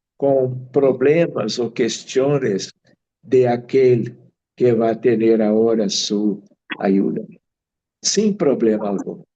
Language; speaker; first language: Spanish; non-native, fluent; Portuguese